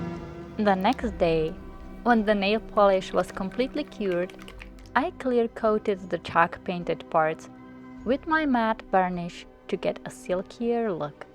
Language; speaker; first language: English; non-native, fluent; Czech